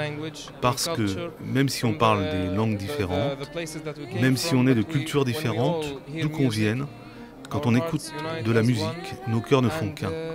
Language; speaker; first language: French; non-native, fluent; Arabic